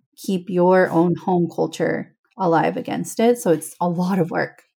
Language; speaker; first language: English; non-native, fluent; Spanish